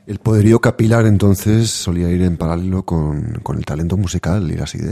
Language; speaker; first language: Spanish; native; Spanish